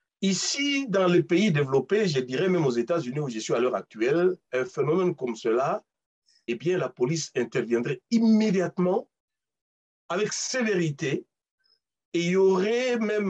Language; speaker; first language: French; non-native, local second language; Luba-Lulua